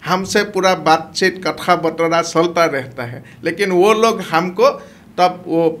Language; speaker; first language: Hindi; non-native, local second language; Assamese